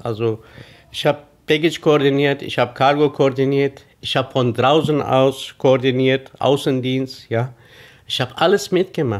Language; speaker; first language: German; non-native, fluent; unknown